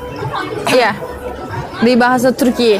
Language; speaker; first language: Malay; non-native, learner; Turkish